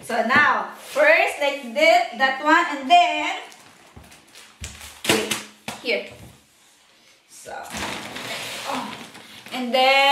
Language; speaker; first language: English; non-native, learner; Filipino